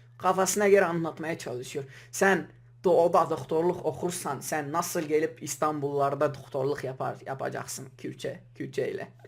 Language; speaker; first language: Turkish; non-native, local second language; Kurdish